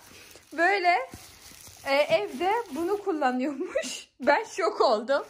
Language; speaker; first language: Turkish; early bilingual, heritage; Turkish